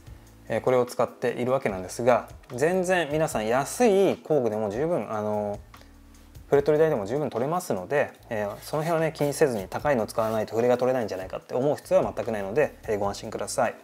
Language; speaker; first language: Japanese; native; Japanese